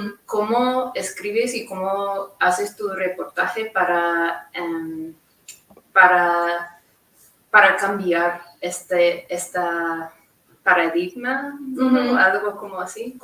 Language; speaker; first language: Spanish; non-native, fluent; English